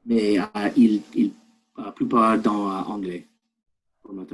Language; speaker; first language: French; non-native, learner; English